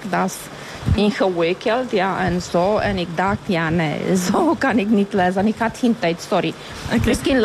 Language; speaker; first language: Dutch; non-native, fluent; Romanian